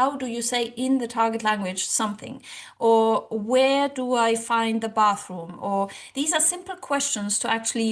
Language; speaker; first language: English; non-native, fluent; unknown